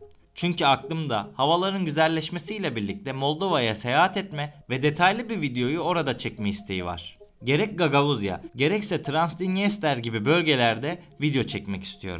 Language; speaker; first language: Turkish; native; Turkish